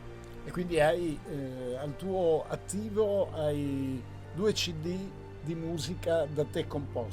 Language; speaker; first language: Italian; native; Italian